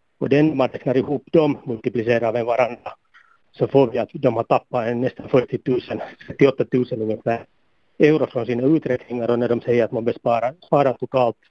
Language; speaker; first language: Swedish; native; Swedish